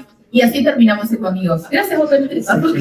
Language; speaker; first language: Spanish; native; Spanish